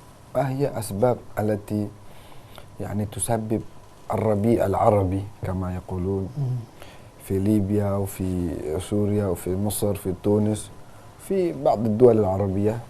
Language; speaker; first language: Arabic; non-native, fluent; Indonesian